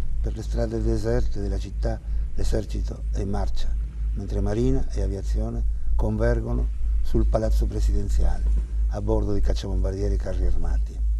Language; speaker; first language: Italian; non-native, fluent; Spanish